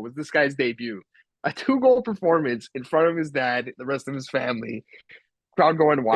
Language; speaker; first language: English; native; English